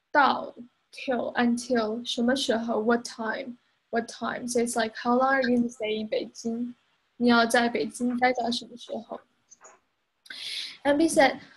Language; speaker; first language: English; non-native, fluent; Chinese